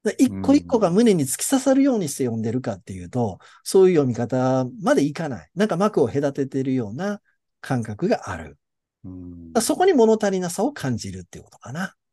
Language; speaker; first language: Japanese; native; Japanese